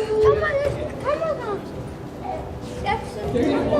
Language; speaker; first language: German; native; German